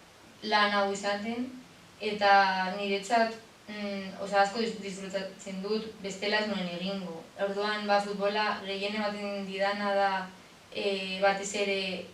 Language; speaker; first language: Basque; non-native, local second language; Spanish